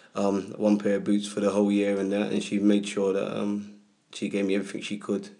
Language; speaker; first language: English; native; English